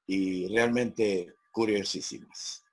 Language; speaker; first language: Spanish; native; Spanish